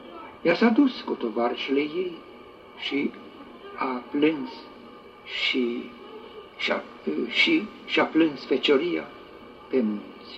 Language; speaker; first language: Romanian; native; Romanian